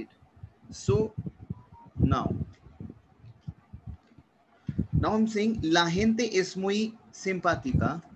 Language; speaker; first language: Spanish; non-native, learner; Hindi